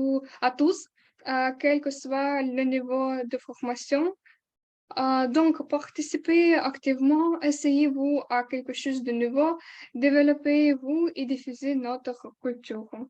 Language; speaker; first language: French; non-native, learner; Ukrainian